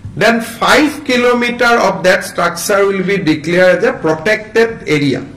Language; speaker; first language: English; non-native, local second language; Assamese